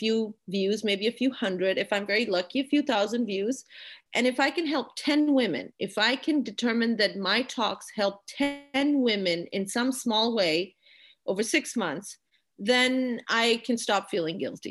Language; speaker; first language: English; non-native, local second language; Urdu